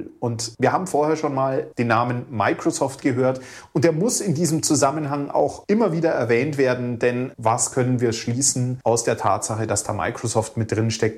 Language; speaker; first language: German; native; German